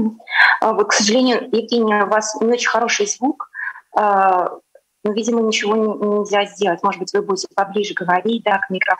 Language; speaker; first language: Russian; native; Russian